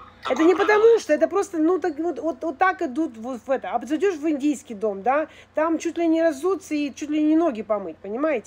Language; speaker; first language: Russian; native; Russian